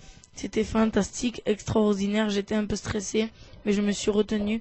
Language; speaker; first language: French; native; French